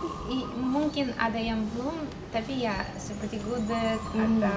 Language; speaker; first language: Indonesian; non-native, fluent; Russian